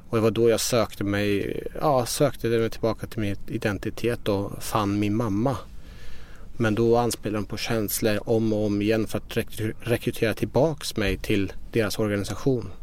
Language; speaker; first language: Swedish; early bilingual, other home language; Persian